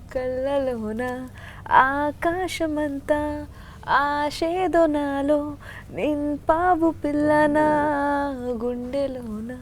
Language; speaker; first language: Telugu; non-native, learner; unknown